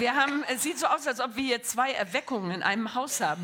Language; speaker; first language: German; non-native, learner; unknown